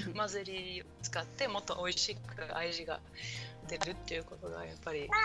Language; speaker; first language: Japanese; non-native, fluent; French